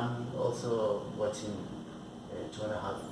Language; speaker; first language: English; non-native, learner; Spanish